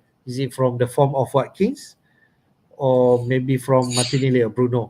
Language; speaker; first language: English; non-native, local second language; Malay